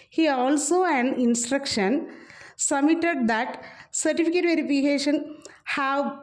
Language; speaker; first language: English; non-native, local second language; Tamil